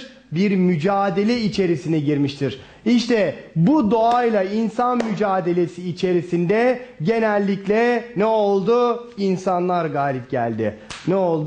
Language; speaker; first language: Turkish; native; Turkish